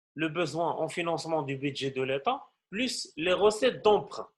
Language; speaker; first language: French; non-native, local second language; Arabic